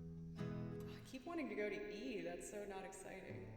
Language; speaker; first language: English; native; English